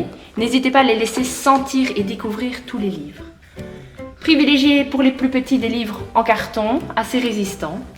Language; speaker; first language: French; native; French